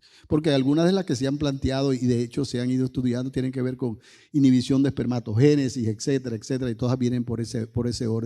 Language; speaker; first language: Spanish; native; Spanish